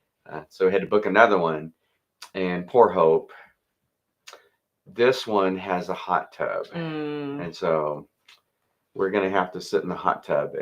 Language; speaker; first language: English; native; English